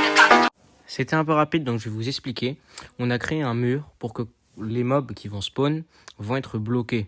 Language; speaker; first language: French; native; French